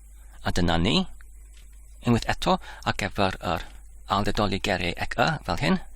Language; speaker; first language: Welsh; non-native, learner; English